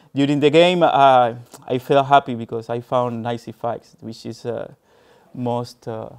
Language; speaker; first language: English; non-native, fluent; Spanish